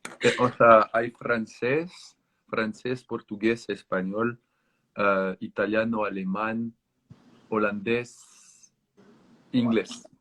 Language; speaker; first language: Spanish; non-native, fluent; French